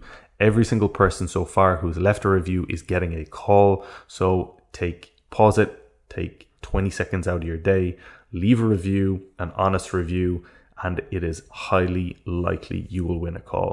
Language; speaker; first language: English; native; English